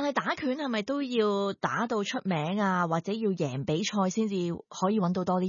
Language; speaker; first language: Cantonese; native; Cantonese